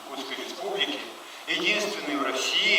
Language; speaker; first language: Russian; native; Russian